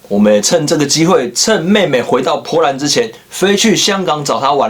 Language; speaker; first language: Chinese; native; Chinese